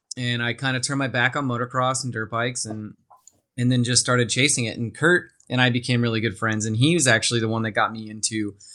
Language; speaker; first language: English; native; English